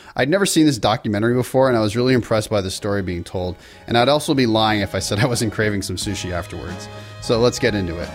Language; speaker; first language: English; native; English